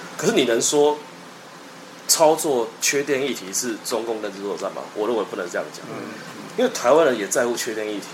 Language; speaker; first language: Chinese; native; Chinese